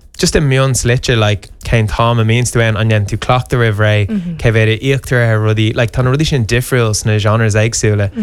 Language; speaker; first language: Irish; non-native, local second language; English